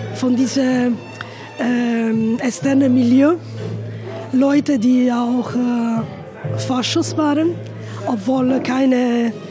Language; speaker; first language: German; non-native, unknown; Italian